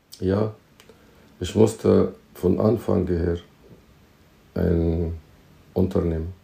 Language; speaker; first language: German; non-native, fluent; Arabic